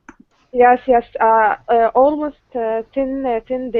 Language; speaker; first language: English; non-native, learner; Arabic